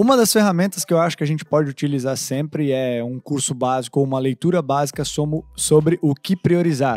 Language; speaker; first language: Portuguese; native; Portuguese